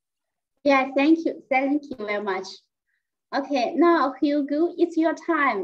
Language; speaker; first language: English; non-native, fluent; Chinese